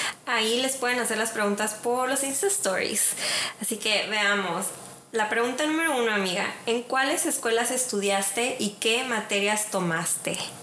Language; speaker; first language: Spanish; early bilingual, heritage; Spanish